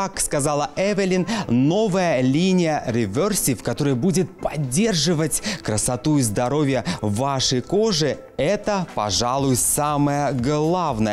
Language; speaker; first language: Russian; native; Russian